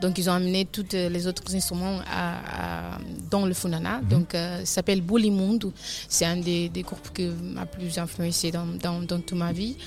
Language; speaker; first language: French; non-native, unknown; Kabuverdianu